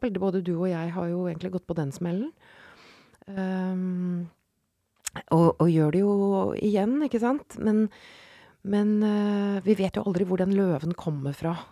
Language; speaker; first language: Norwegian; native; Norwegian